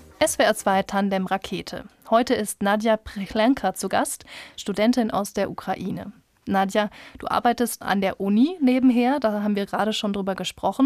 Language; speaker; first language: German; native; German